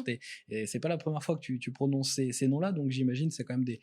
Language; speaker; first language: French; native; French